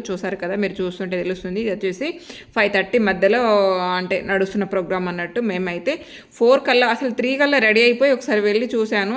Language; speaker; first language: Telugu; non-native, local second language; Lambadi